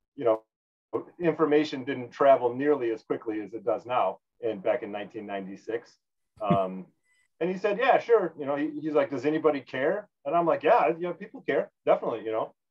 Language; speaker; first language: English; native; English